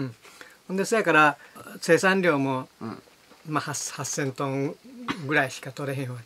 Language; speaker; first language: Japanese; native; Japanese